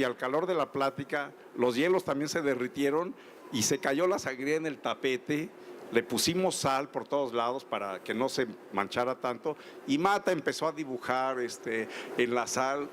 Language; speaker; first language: Spanish; native; Spanish